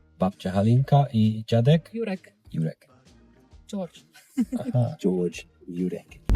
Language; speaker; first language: Polish; non-native, learner; Hungarian